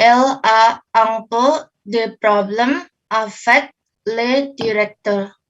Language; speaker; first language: French; non-native, learner; Indonesian